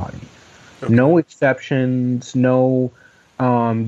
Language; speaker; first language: English; native; English